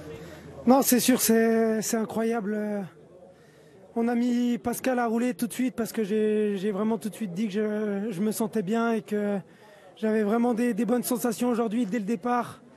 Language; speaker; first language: French; native; French